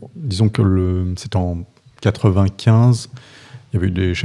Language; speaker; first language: French; non-native, fluent; English